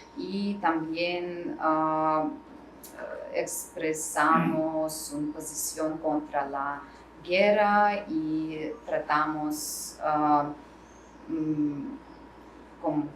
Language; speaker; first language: Spanish; non-native, learner; Russian